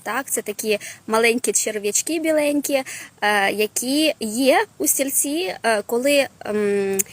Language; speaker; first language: Ukrainian; non-native, local second language; Russian